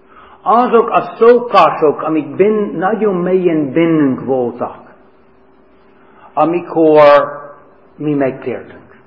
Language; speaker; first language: Hungarian; non-native, fluent; English